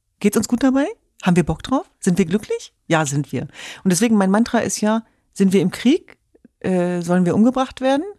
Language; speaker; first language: German; early bilingual, other home language; Kurdish